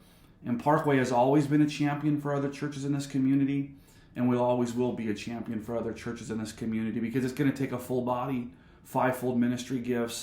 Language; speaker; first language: English; native; English